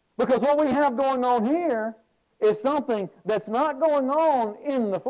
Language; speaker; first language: English; native; English